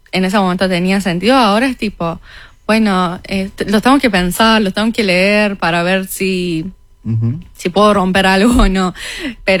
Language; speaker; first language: Spanish; non-native, fluent; Persian